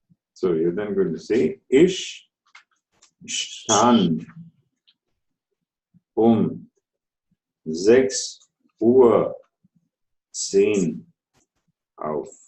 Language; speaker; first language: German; non-native, fluent; Telugu